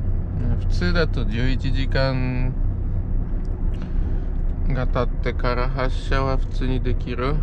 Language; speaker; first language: Japanese; non-native, fluent; Polish